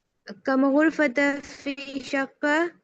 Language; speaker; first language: Arabic; non-native, learner; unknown